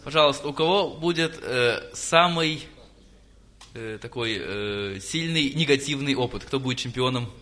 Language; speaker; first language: Russian; native; Russian